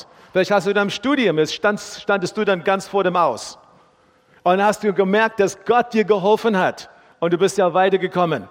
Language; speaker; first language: German; non-native, fluent; English